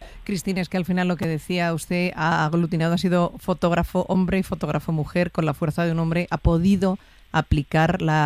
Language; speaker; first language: Spanish; native; Spanish